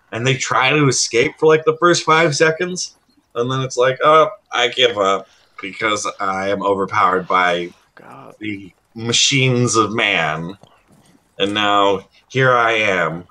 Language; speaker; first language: English; native; English